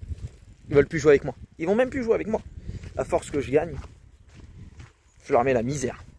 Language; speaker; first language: French; native; French